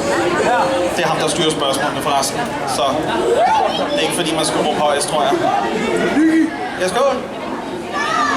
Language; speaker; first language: Danish; native; Danish